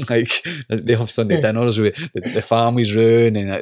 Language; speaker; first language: English; native; English